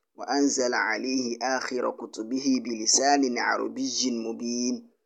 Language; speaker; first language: Arabic; non-native, fluent; Yoruba